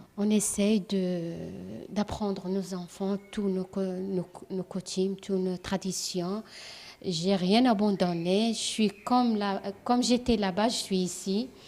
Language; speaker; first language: French; non-native, local second language; Arabic